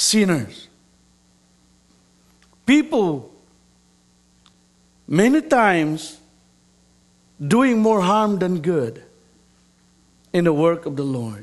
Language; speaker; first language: English; non-native, local second language; Cebuano